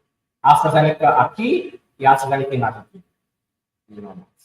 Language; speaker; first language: Spanish; non-native, fluent; English